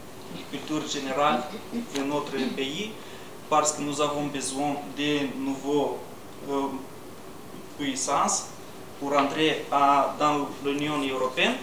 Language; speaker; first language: French; non-native, learner; Romanian